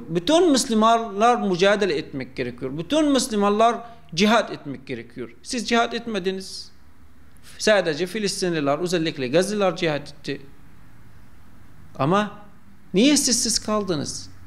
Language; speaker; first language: Turkish; non-native, fluent; Arabic